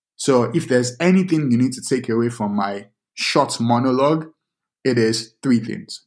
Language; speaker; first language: English; non-native, local second language; Yoruba